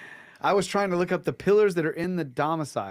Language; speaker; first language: English; native; English